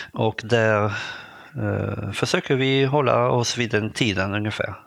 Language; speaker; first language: Swedish; non-native, fluent; French